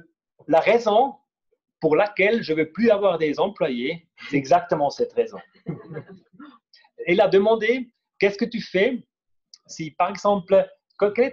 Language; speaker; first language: French; non-native, fluent; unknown